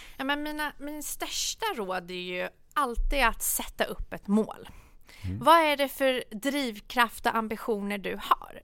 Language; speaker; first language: Swedish; early bilingual, other home language; Persian